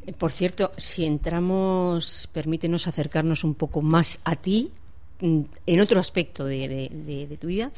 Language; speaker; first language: Spanish; native; Spanish